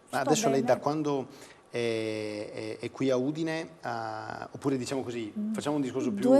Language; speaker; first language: Italian; native; Italian